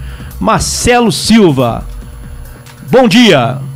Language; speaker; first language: Portuguese; native; Portuguese